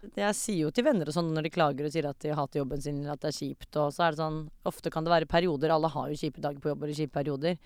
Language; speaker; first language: Norwegian; early bilingual, other home language; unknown